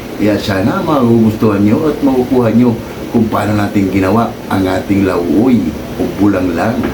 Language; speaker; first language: Filipino; non-native, local second language; Cebuano